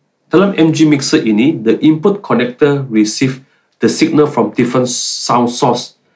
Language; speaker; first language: English; non-native, local second language; Malay